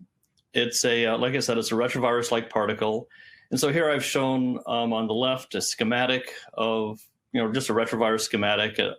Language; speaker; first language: English; native; English